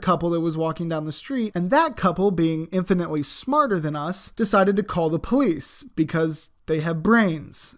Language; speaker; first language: English; native; English